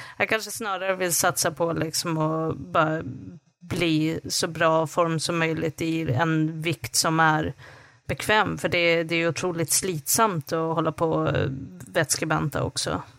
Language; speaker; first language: Swedish; native; Swedish